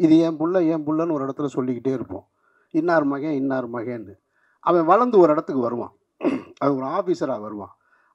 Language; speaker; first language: Tamil; native; Tamil